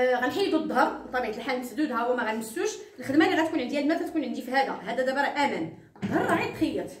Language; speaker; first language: Arabic; native; Arabic